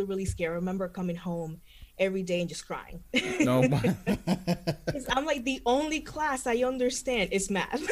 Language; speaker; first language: English; non-native, fluent; Spanish